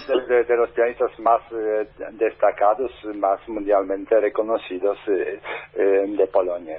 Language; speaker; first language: Spanish; non-native, fluent; Polish